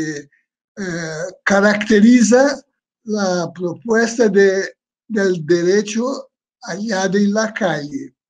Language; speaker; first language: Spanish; non-native, learner; Portuguese